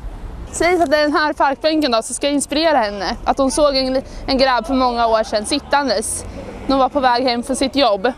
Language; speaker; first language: Swedish; native; Swedish